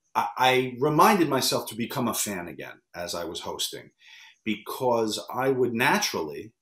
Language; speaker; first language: English; native; English